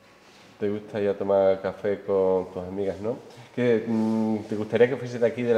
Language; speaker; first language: Spanish; native; Spanish